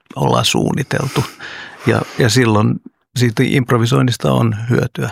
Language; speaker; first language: Finnish; early bilingual, other home language; Oromo